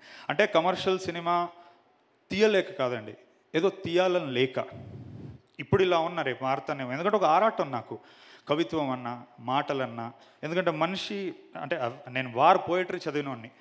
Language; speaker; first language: Telugu; native; Telugu